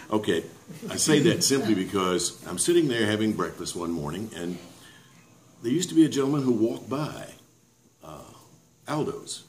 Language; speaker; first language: English; native; English